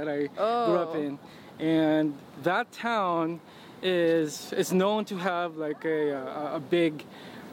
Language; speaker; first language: English; non-native, local second language; Filipino